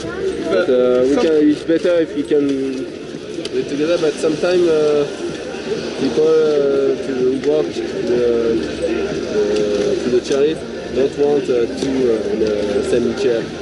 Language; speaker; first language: English; non-native, learner; French